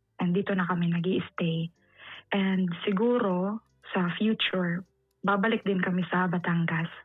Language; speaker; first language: Filipino; native; Filipino